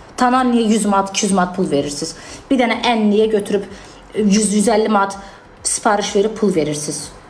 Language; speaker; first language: Azerbaijani; native; Azerbaijani